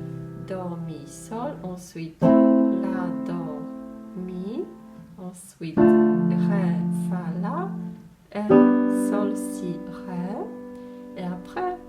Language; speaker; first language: French; non-native, fluent; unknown